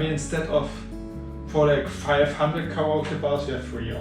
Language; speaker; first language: English; non-native, fluent; German